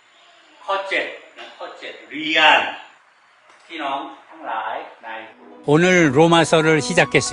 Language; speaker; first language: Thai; non-native, fluent; Korean